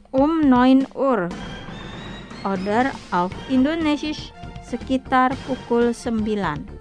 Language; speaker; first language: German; non-native, fluent; Indonesian